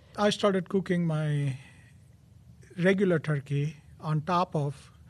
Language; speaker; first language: English; non-native, local second language; Gujarati